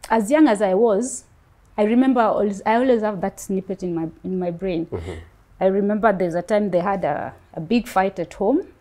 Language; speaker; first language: English; non-native, local second language; Luo (Kenya and Tanzania)